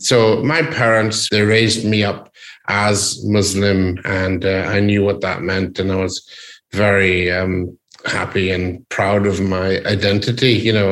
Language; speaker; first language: English; native; English